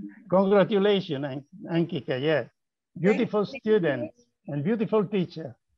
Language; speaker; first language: English; non-native, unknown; Italian